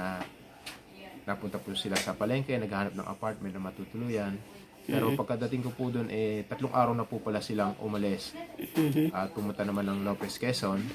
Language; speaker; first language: Filipino; native; Filipino